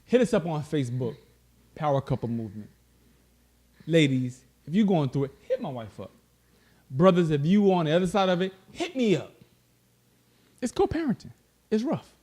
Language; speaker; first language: English; native; English